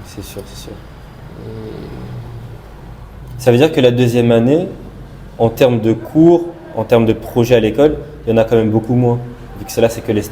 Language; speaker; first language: French; non-native, local second language; Malagasy